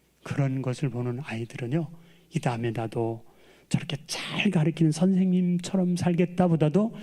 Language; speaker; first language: Korean; native; Korean